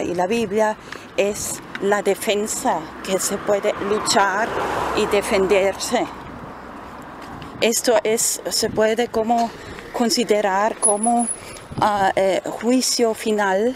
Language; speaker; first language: Spanish; non-native, fluent; German